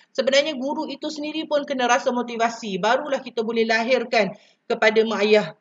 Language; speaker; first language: Malay; native; Malay